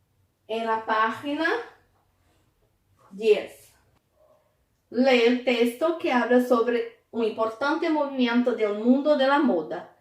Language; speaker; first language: Spanish; non-native, fluent; Portuguese